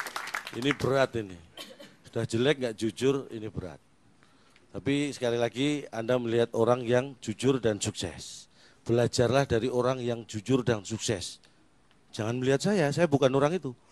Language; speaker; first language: Indonesian; native; Indonesian